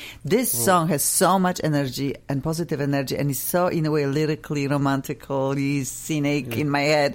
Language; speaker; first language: English; non-native, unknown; Russian